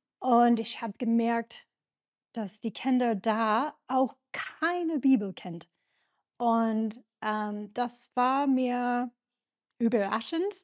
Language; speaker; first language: German; non-native, learner; English